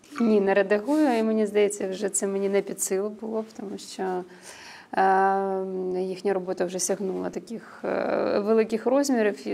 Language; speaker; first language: Ukrainian; non-native, local second language; Russian